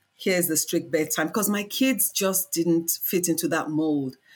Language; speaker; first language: English; non-native, local second language; Yoruba